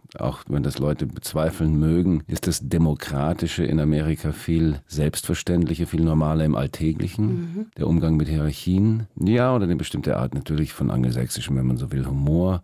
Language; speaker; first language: German; early bilingual, heritage; German